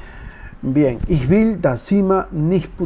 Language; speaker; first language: German; non-native, learner; Spanish